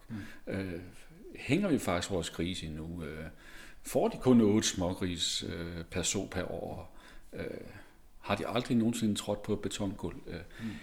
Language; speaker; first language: Danish; native; Danish